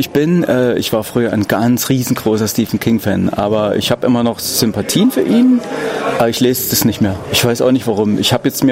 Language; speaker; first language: German; native; German